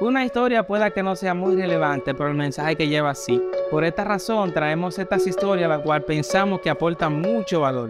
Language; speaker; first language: Spanish; native; Spanish